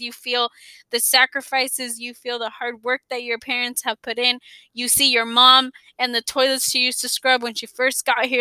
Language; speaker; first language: English; early bilingual, other home language; Spanish